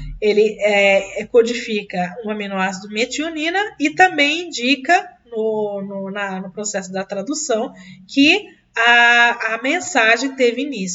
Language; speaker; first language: Portuguese; native; Portuguese